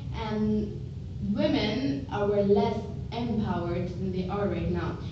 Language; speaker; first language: English; non-native, local second language; Bangla